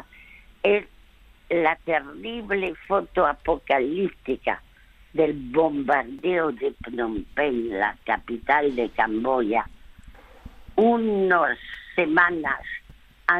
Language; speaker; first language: Spanish; early bilingual, other home language; French